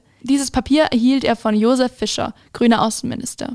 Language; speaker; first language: German; native; German